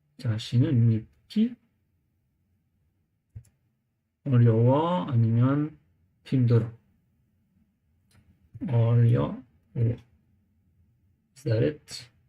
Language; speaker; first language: Korean; non-native, learner; English